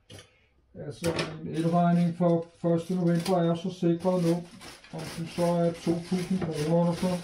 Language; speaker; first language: Danish; native; Danish